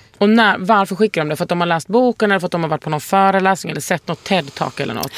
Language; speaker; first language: Swedish; native; Swedish